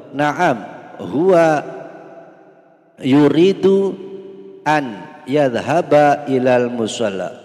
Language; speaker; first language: Arabic; non-native, fluent; Indonesian